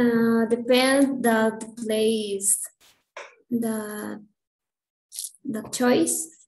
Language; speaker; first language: English; non-native, learner; Spanish